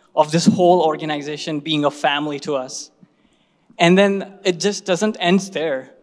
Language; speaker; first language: English; non-native, local second language; Hindi